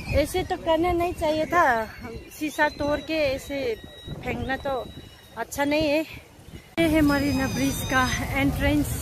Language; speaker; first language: Hindi; non-native, local second language; Nepali